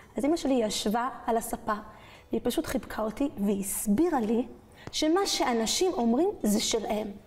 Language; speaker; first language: Hebrew; early bilingual, other home language; French